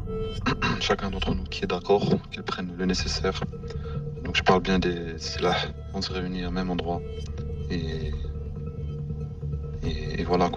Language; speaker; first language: French; native; French